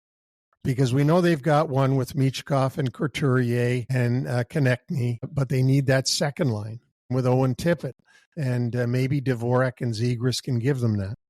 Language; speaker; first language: English; native; English